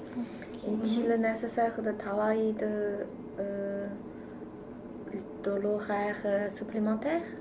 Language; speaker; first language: French; non-native, learner; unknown